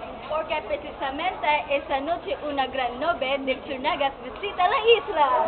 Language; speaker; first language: Spanish; non-native, learner; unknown